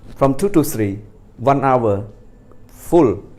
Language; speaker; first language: English; non-native, fluent; Khmer